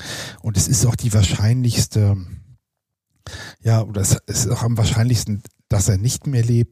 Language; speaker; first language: German; native; German